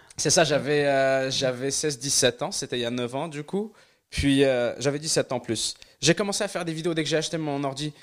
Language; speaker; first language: French; non-native, local second language; Arabic